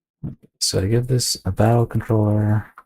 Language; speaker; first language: English; native; English